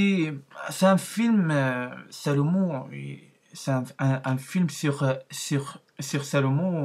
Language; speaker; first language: French; non-native, learner; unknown